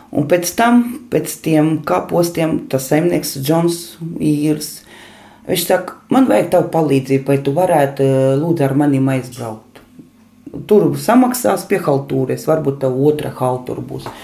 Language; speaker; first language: Latvian; native; Latvian